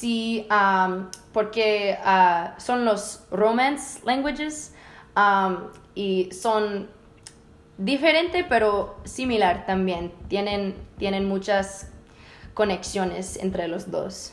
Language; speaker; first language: Spanish; early bilingual, heritage; Spanish